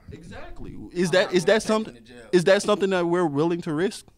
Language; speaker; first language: English; native; English